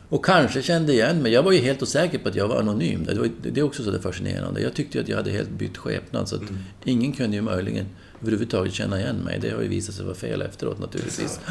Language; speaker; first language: Swedish; native; Swedish